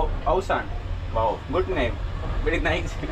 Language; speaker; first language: English; non-native, learner; Hindi